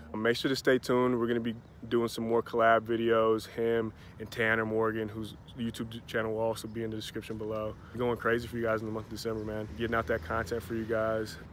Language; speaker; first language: English; native; English